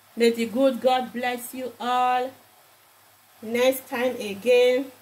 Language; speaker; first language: English; non-native, local second language; Bini